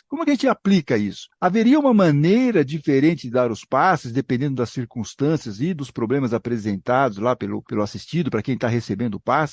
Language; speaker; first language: Portuguese; native; Portuguese